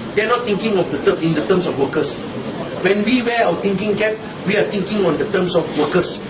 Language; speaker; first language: English; non-native, local second language; Malay